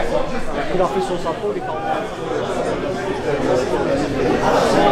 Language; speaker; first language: French; native; French